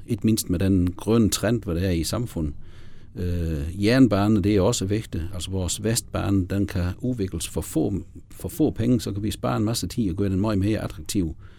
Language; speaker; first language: Danish; native; Danish